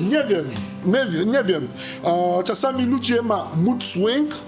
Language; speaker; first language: Polish; non-native, learner; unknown